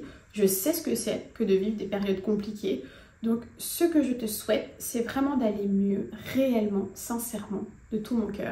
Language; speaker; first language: French; native; French